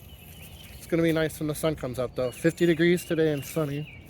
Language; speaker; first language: English; native; English